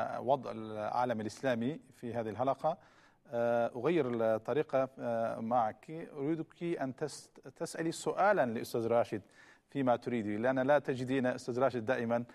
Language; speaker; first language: Arabic; non-native, fluent; Turkish